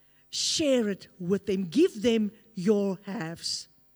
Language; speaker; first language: English; non-native, local second language; Afrikaans